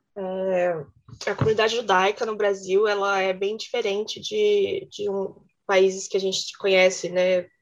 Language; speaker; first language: Portuguese; native; Portuguese